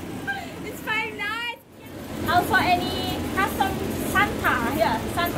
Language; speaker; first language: English; non-native, learner; Indonesian